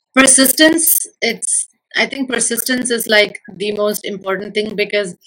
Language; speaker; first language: English; non-native, local second language; Malayalam